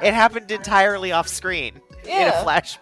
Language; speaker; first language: English; native; English